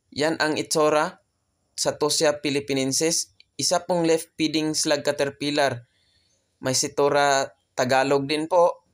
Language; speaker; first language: Filipino; non-native, local second language; Cebuano